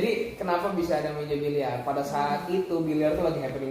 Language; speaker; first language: Indonesian; native; Indonesian